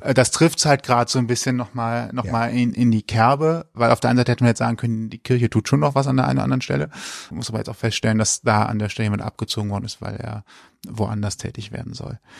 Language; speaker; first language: German; native; German